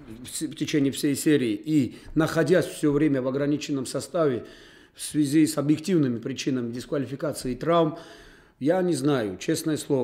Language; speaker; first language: Russian; native; Russian